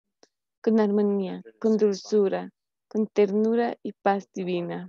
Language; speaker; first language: Spanish; native; Spanish